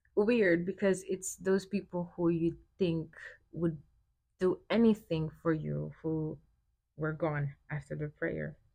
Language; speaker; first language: English; early bilingual, other home language; Wolof